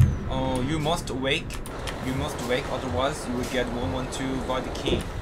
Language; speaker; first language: English; non-native, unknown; Korean